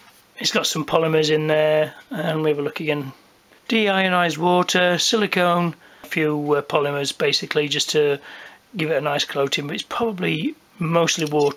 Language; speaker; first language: English; native; English